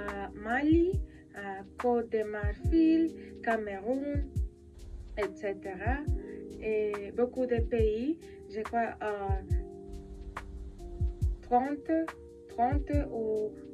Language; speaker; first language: French; non-native, learner; Spanish